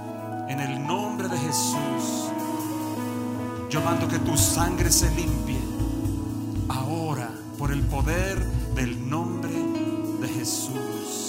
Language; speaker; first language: Spanish; native; Spanish